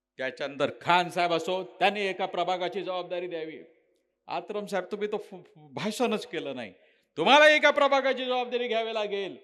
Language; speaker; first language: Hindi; non-native, local second language; Marathi